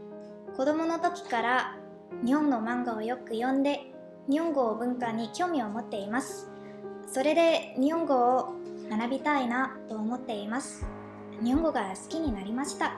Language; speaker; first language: Japanese; non-native, learner; Vietnamese